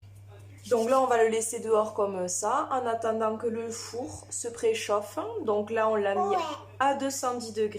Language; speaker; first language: French; native; French